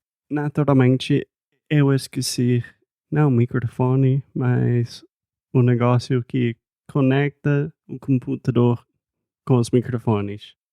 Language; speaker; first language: Portuguese; non-native, fluent; English